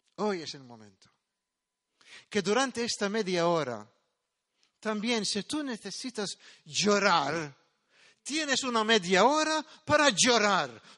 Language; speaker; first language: Spanish; non-native, fluent; Maltese